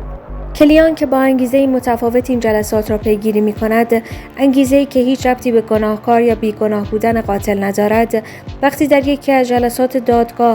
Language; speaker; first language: Persian; native; Persian